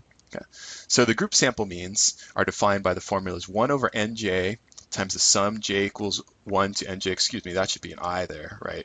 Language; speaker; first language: English; native; English